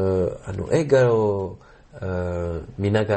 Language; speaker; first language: Japanese; non-native, learner; Arabic